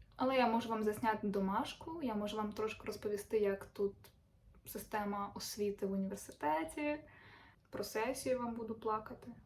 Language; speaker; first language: Ukrainian; native; Ukrainian